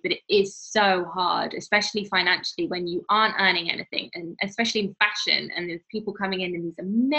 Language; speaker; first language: English; native; English